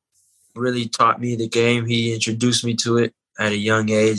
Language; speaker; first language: English; native; English